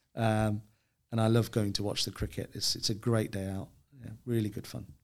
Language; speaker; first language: English; native; English